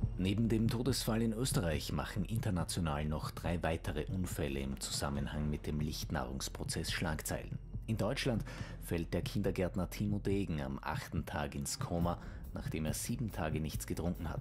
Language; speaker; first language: German; native; German